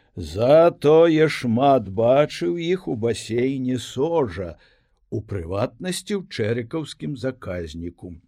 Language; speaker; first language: Belarusian; native; Belarusian